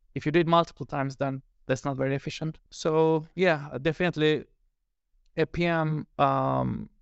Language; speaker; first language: English; non-native, fluent; Turkish